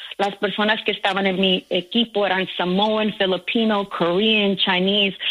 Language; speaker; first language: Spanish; early bilingual, heritage; Spanish